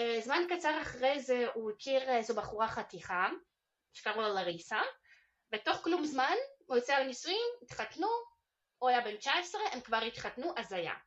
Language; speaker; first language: Hebrew; early bilingual, other home language; Russian